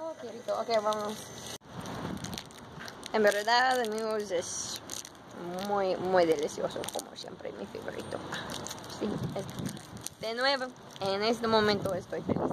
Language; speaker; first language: Spanish; non-native, learner; English